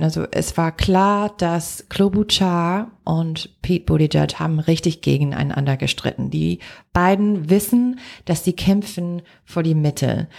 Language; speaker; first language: German; non-native, fluent; English